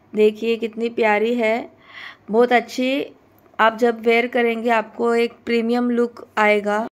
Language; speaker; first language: Hindi; non-native, local second language; Marathi